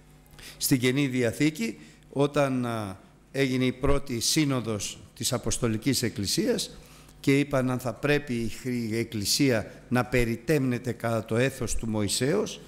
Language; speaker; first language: Greek; native; Greek